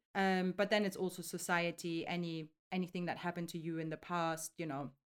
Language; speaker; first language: English; non-native, fluent; German